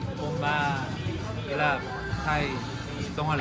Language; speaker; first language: Thai; non-native, learner; Korean